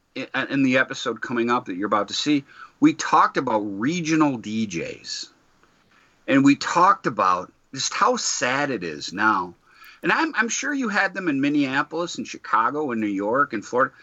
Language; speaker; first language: English; native; English